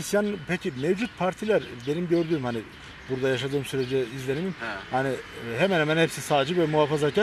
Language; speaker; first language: Turkish; native; Turkish